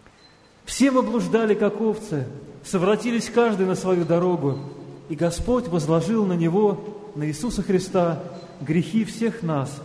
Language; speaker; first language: Russian; native; Russian